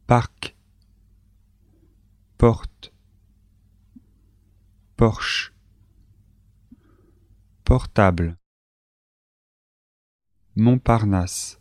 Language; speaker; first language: French; native; French